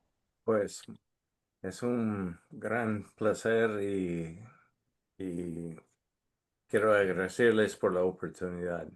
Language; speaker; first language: Spanish; non-native, fluent; English